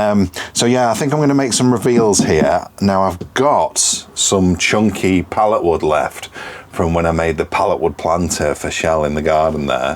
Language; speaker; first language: English; native; English